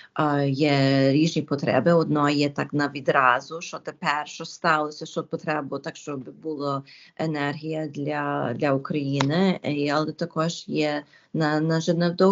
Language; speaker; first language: Ukrainian; early bilingual, heritage; Ukrainian